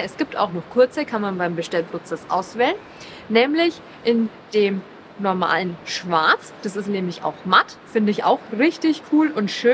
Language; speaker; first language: German; native; German